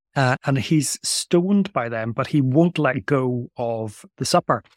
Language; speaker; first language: English; native; English